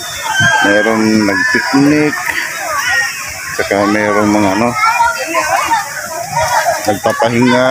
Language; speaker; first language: Filipino; non-native, local second language; Cebuano